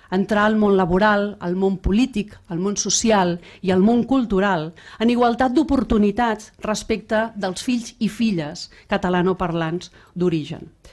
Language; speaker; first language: Catalan; non-native, local second language; Spanish